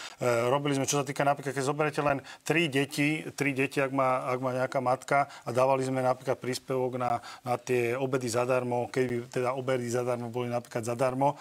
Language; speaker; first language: Slovak; native; Slovak